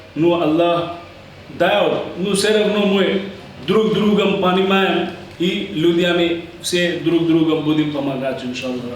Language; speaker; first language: Russian; non-native, learner; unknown